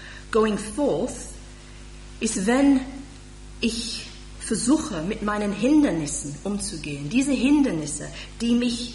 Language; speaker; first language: German; non-native, fluent; English